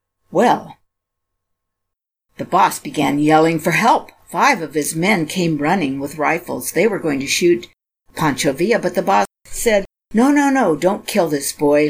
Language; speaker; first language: English; native; English